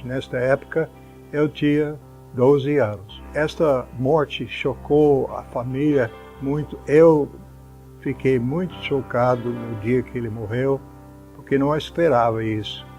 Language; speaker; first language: Portuguese; non-native, fluent; English